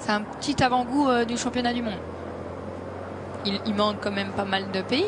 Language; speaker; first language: French; native; French